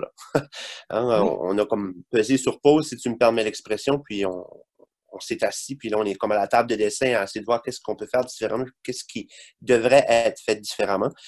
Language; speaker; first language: French; native; French